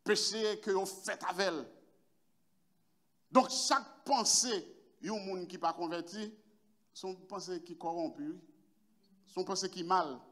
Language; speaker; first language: French; non-native, local second language; Haitian Creole